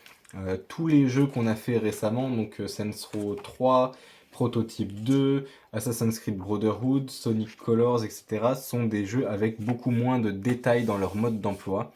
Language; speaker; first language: French; native; French